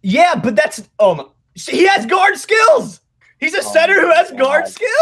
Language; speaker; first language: English; native; English